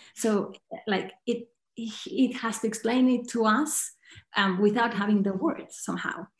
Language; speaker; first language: English; non-native, fluent; Catalan